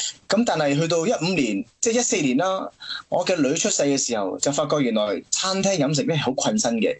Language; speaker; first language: Cantonese; non-native, fluent; French